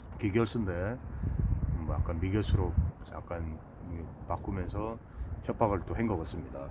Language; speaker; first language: Korean; native; Korean